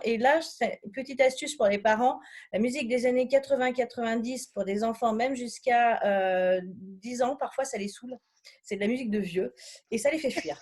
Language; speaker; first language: French; native; French